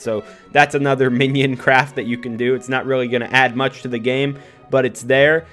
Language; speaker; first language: English; native; English